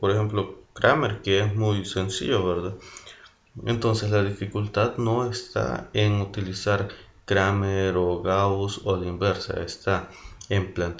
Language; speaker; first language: Spanish; native; Spanish